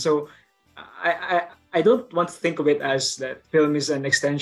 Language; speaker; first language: English; non-native, local second language; Bikol